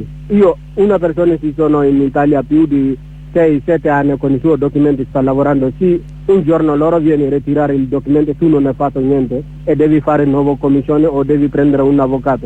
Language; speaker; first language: Italian; non-native, learner; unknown